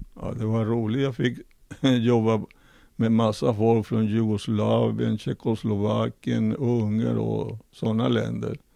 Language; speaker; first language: Swedish; non-native, fluent; Spanish